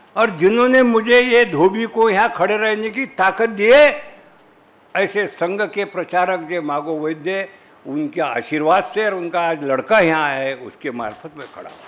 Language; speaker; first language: Hindi; non-native, local second language; Marathi